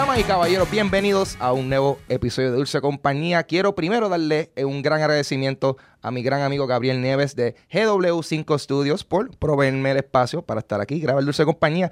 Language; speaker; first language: Spanish; native; Spanish